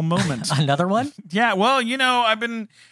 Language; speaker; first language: English; native; English